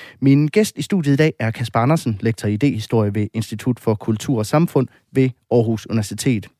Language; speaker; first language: Danish; native; Danish